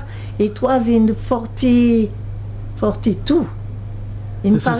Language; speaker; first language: English; non-native, learner; French